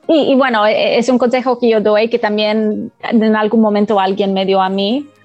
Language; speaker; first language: Spanish; non-native, fluent; English